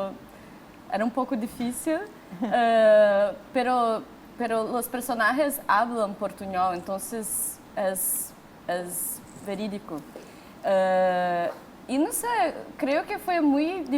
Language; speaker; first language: Spanish; non-native, fluent; Portuguese